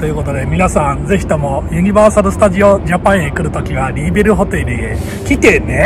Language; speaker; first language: Japanese; native; Japanese